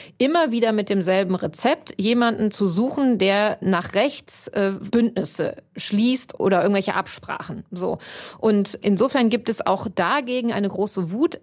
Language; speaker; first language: German; native; German